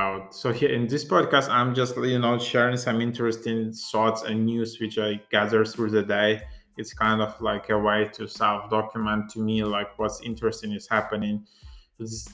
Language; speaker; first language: English; non-native, fluent; Ukrainian